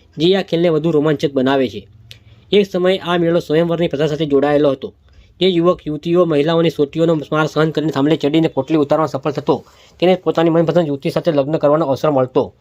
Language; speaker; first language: Gujarati; native; Gujarati